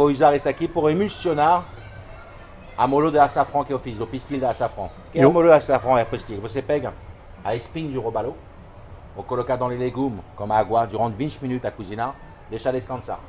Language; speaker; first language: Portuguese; non-native, fluent; French